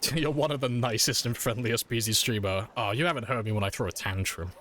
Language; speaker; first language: English; native; English